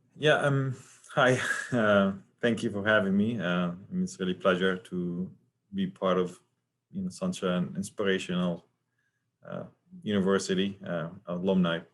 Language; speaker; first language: English; non-native, fluent; Arabic